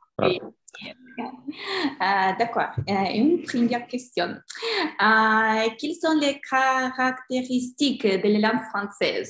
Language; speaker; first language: French; non-native, learner; Ukrainian